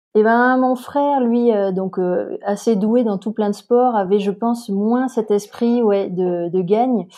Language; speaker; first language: French; native; French